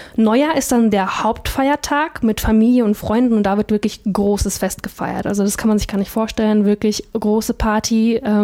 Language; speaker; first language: German; early bilingual, other home language; Russian